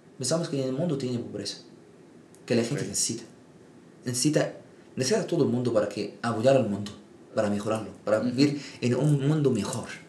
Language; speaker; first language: Spanish; non-native, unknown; Arabic